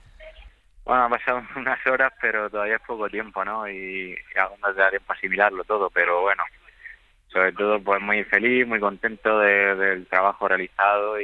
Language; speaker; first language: Spanish; native; Spanish